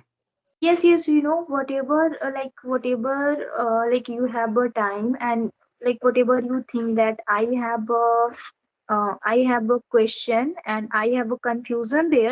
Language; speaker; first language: English; non-native, learner; Odia